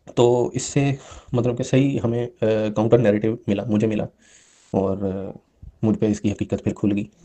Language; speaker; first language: Urdu; non-native, local second language; Punjabi